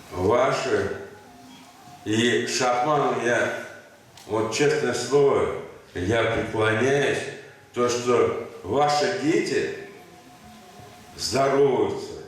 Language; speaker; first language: Russian; non-native, local second language; Tatar